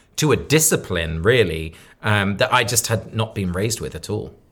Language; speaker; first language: English; native; English